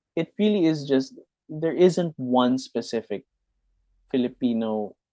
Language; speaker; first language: English; non-native, local second language; Hiligaynon